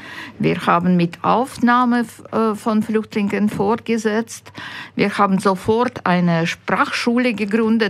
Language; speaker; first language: German; non-native, fluent; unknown